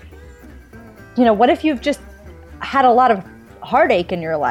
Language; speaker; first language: English; early bilingual, other home language; Tamil